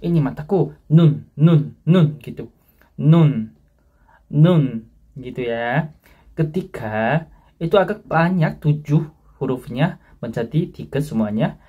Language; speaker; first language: Indonesian; non-native, fluent; Korean